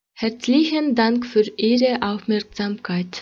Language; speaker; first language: German; non-native, learner; Kyrgyz